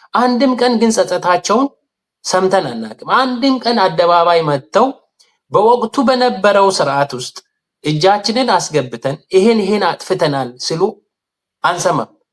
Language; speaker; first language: Amharic; non-native, local second language; Sidamo